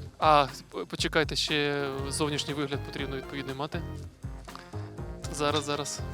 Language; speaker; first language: Ukrainian; native; Ukrainian